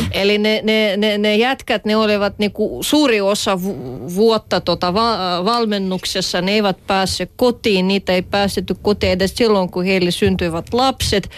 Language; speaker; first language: Finnish; non-native, fluent; Russian